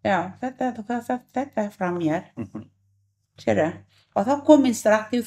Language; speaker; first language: Icelandic; non-native, learner; Thai